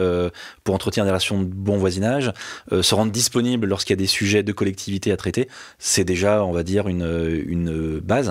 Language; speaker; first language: French; native; French